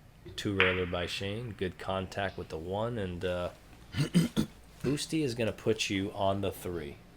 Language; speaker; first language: English; native; English